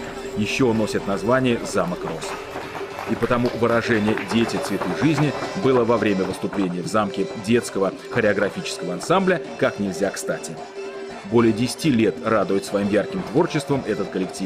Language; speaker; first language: Russian; native; Russian